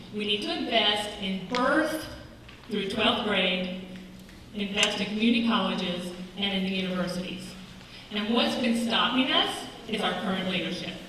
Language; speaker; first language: English; native; English